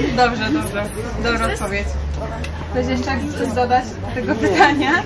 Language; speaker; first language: Polish; native; Polish